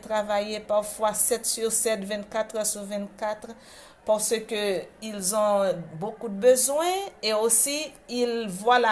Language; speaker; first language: French; non-native, local second language; Haitian Creole